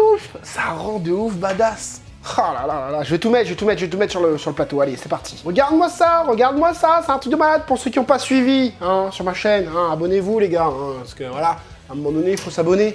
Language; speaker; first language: French; native; French